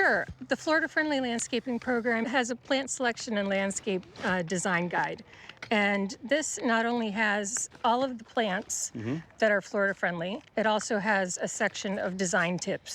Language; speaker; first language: English; native; English